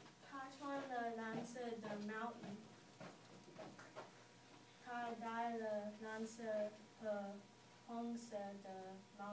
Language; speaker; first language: Chinese; non-native, learner; English